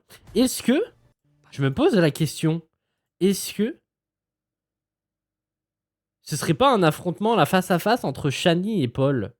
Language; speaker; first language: French; native; French